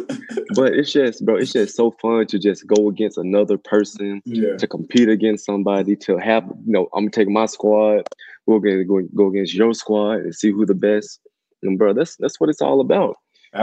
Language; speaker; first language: English; native; English